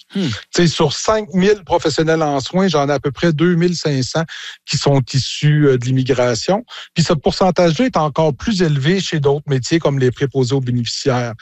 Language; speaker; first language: French; native; French